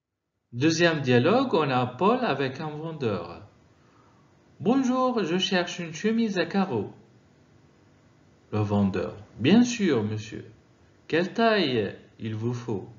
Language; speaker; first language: French; non-native, fluent; Arabic